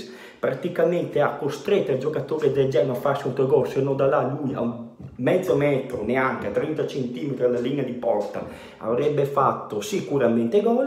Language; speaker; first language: Italian; native; Italian